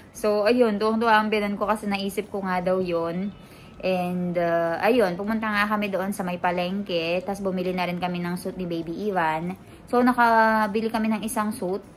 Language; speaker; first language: Filipino; native; Filipino